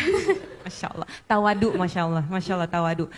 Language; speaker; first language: Indonesian; native; Indonesian